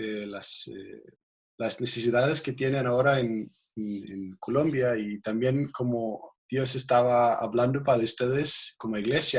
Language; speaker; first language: Spanish; non-native, fluent; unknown